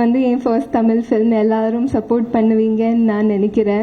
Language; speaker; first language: Tamil; non-native, fluent; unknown